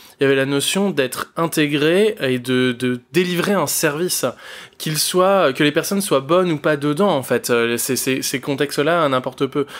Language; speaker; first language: French; native; French